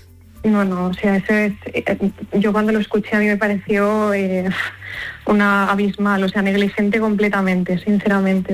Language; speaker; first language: Spanish; native; Spanish